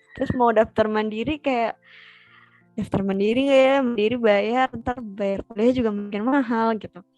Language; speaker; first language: Indonesian; native; Indonesian